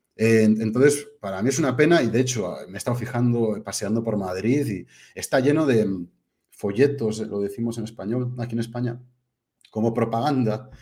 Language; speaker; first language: Spanish; native; Spanish